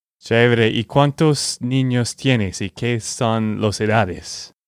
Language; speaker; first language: Spanish; non-native, fluent; English